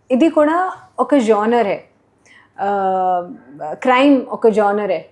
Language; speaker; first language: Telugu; non-native, learner; Hindi